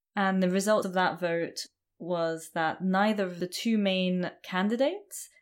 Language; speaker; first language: English; native; English